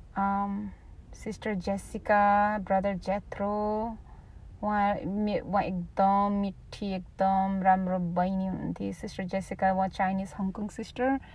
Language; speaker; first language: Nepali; early bilingual, heritage; Nepali